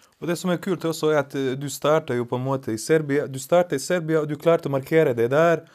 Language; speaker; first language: Norwegian; native; Norwegian